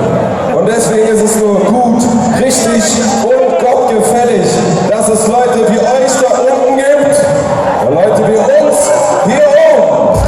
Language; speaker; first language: German; native; German